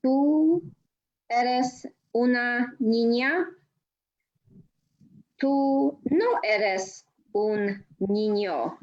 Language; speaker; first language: Spanish; non-native, learner; English